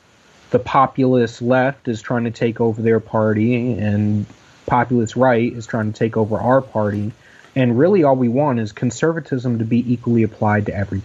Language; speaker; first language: English; native; English